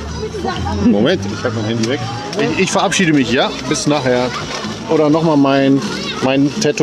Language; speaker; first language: German; native; German